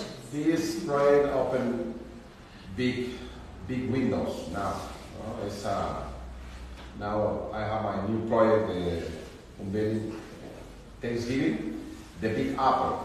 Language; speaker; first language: English; non-native, learner; Spanish